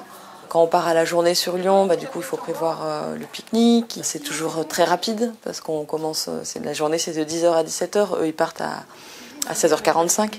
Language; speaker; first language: French; native; French